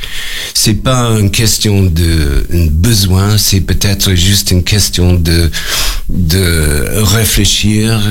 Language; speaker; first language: French; non-native, learner; English